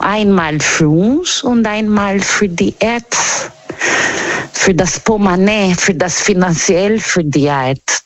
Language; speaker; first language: German; non-native, learner; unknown